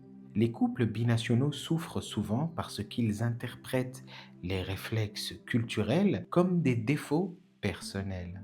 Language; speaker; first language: French; native; French